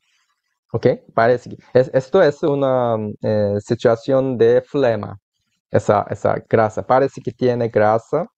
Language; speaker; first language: Spanish; non-native, learner; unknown